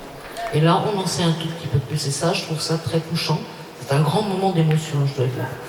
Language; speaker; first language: French; native; French